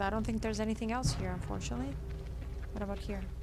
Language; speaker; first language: English; early bilingual, other home language; Italian